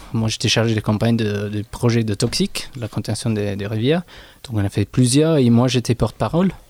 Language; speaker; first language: French; non-native, fluent; English